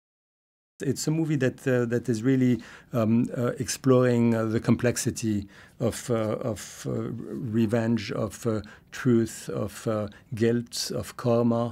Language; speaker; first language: English; non-native, fluent; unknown